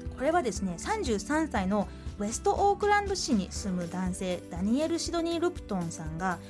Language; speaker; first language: Japanese; native; Japanese